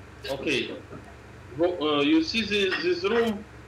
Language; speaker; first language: English; non-native, learner; Russian